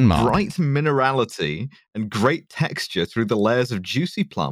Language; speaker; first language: English; native; English